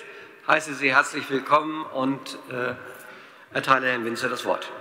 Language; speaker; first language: German; native; German